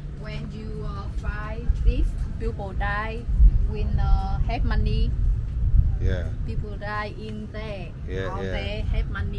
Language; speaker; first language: English; non-native, learner; Vietnamese